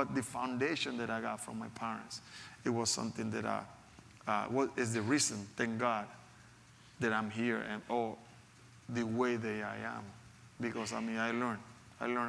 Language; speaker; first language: English; non-native, fluent; Spanish